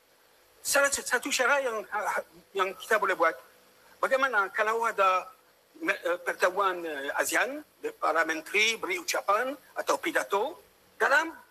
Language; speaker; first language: Indonesian; non-native, fluent; French